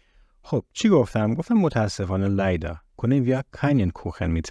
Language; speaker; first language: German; non-native, fluent; Persian